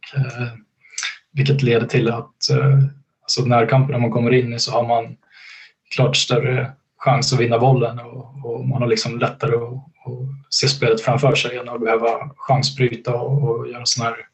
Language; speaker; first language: Swedish; native; Swedish